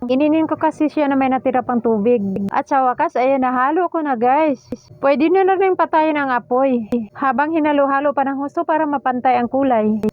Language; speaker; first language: Filipino; non-native, local second language; Cebuano